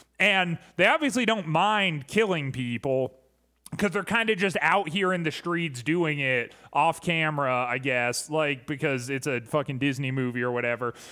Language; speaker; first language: English; native; English